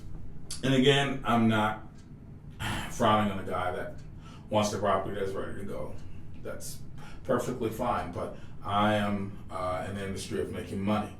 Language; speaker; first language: English; native; English